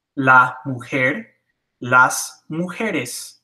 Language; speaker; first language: Spanish; non-native, fluent; English